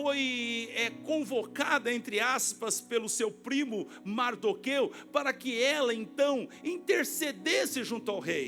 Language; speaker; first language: Portuguese; native; Portuguese